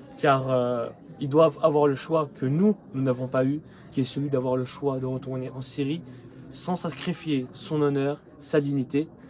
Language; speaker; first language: French; native; French